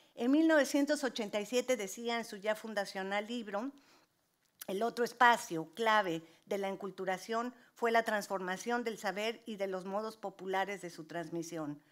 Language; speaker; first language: Spanish; native; Spanish